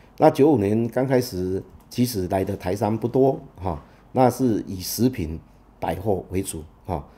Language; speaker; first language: Chinese; native; Chinese